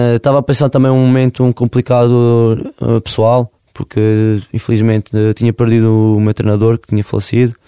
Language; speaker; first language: Portuguese; native; Portuguese